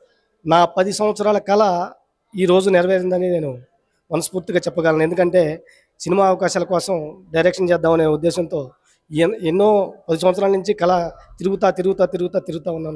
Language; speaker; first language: Telugu; native; Telugu